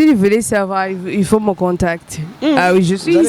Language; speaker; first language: French; non-native, local second language; Rundi